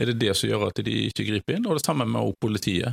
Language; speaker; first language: Norwegian; native; Norwegian